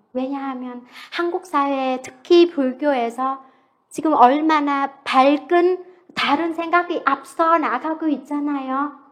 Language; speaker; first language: Korean; non-native, fluent; Vietnamese